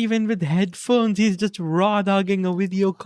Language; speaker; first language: English; native; English